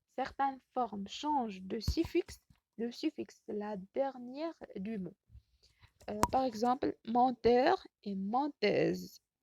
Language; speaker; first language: French; non-native, local second language; Arabic